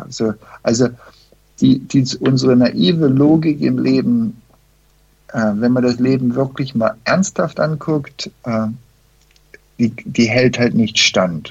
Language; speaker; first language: German; early bilingual, heritage; German